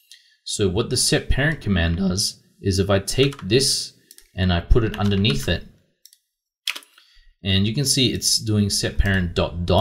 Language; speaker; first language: English; native; English